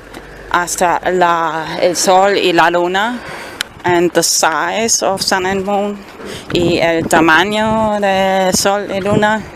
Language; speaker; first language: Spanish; non-native, fluent; German